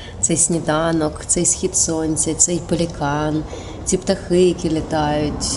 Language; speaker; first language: Ukrainian; native; Ukrainian